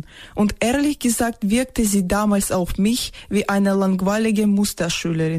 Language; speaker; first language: German; non-native, fluent; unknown